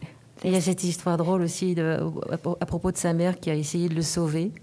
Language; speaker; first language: French; native; French